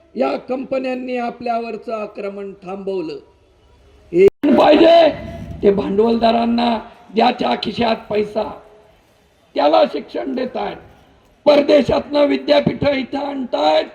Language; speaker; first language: Marathi; non-native, local second language; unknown